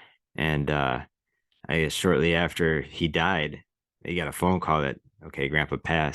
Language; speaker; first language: English; native; English